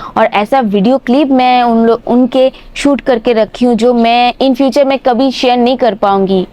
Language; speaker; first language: Hindi; non-native, local second language; Bangla